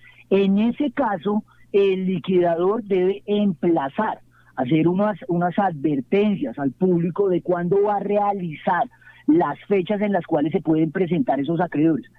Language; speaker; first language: Spanish; native; Spanish